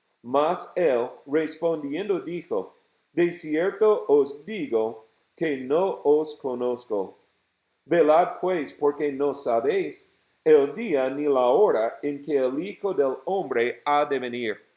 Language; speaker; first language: Spanish; non-native, fluent; English